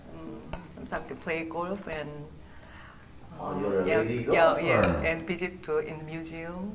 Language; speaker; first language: English; non-native, learner; Korean